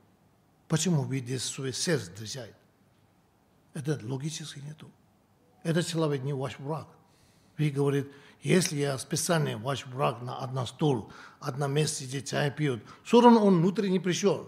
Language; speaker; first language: Russian; non-native, learner; Tibetan